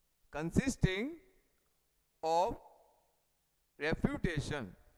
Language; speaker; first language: English; non-native, local second language; Gujarati